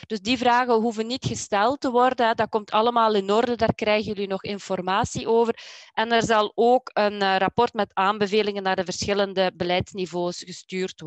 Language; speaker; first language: Dutch; native; Dutch